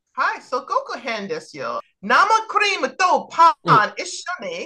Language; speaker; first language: Japanese; non-native, learner; English